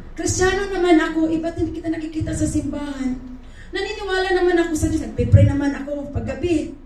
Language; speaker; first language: Filipino; non-native, local second language; Cebuano